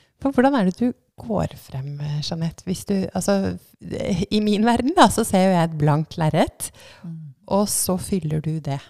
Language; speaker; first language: Norwegian; native; Norwegian